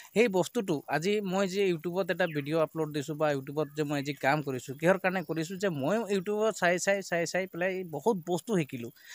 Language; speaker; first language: Assamese; non-native, local second language; Sadri